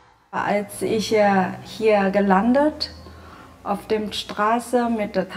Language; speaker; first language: German; non-native, learner; Chinese